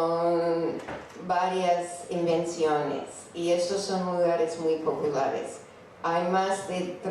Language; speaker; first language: Spanish; non-native, fluent; English